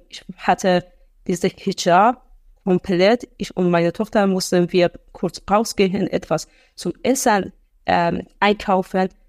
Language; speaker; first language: German; non-native, fluent; Persian